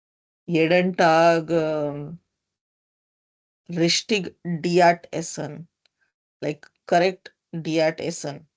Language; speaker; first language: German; non-native, learner; Hindi